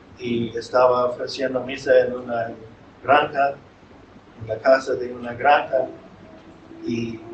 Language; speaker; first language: Spanish; non-native, fluent; English